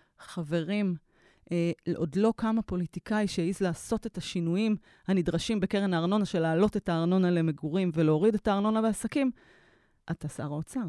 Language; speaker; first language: Hebrew; native; Hebrew